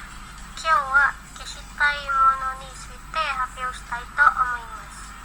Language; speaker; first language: Japanese; non-native, learner; Indonesian